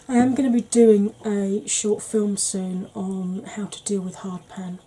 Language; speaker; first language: English; native; English